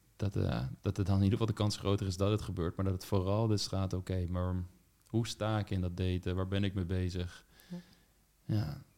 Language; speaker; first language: Dutch; native; Dutch